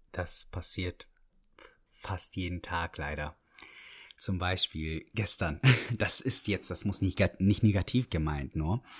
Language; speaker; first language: German; non-native, fluent; Arabic